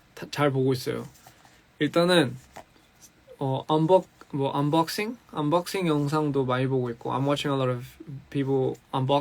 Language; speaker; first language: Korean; early bilingual, heritage; English